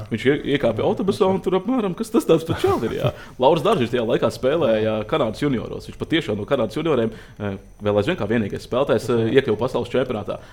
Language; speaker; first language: Latvian; native; Latvian